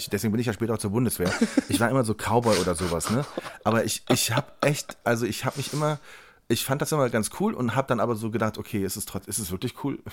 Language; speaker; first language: German; native; German